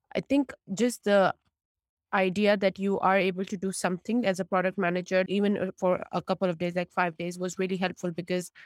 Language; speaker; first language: English; non-native, local second language; Urdu